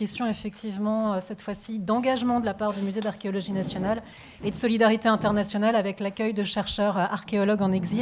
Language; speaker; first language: French; native; French